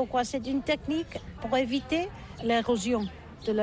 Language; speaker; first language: French; non-native, learner; Catalan